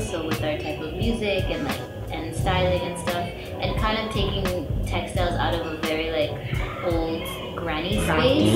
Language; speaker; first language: English; native; English